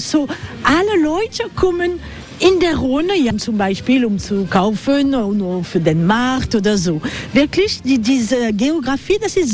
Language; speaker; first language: German; non-native, learner; French